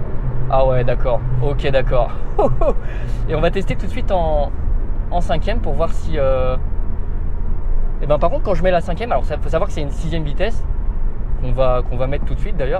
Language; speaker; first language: French; native; French